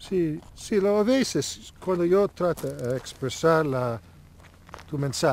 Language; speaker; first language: Spanish; non-native, learner; English